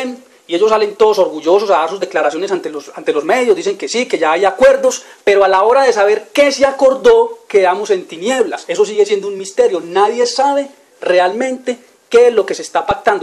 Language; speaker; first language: Spanish; native; Spanish